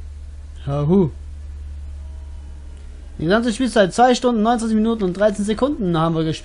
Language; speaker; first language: German; native; German